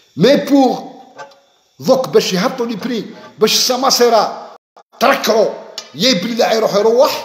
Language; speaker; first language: French; non-native, local second language; Arabic